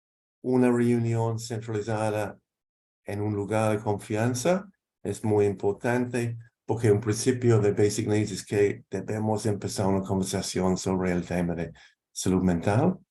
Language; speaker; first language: Spanish; non-native, fluent; English